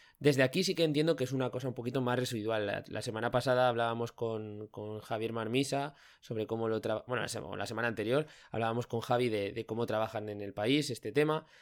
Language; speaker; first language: Spanish; native; Spanish